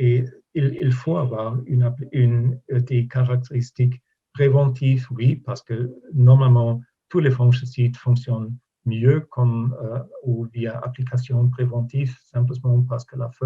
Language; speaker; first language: French; non-native, fluent; German